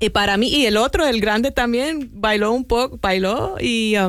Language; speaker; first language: Spanish; non-native, fluent; English